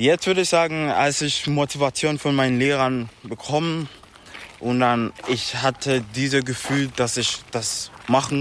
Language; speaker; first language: German; non-native, learner; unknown